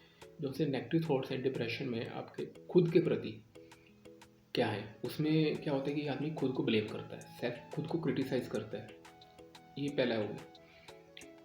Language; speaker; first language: Hindi; non-native, local second language; Punjabi